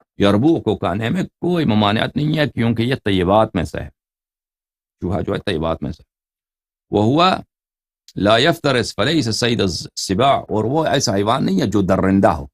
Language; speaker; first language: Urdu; non-native, fluent; Persian